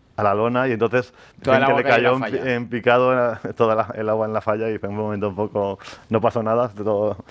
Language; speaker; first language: Spanish; native; Spanish